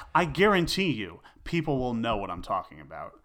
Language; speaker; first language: English; native; English